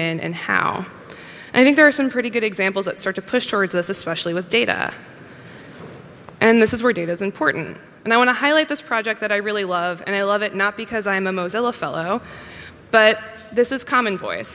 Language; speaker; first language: English; native; English